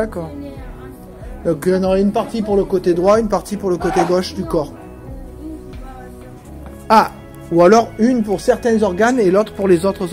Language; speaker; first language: French; native; French